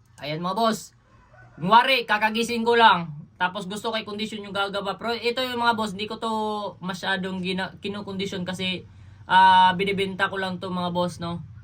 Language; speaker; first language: Filipino; non-native, local second language; Cebuano